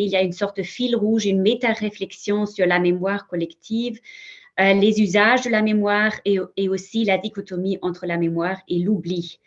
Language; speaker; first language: French; non-native, fluent; German